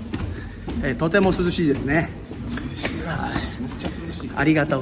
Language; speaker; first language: Japanese; non-native, fluent; Nepali